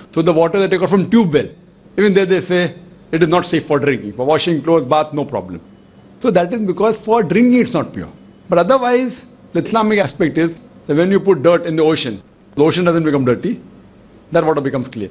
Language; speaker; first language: English; non-native, local second language; Urdu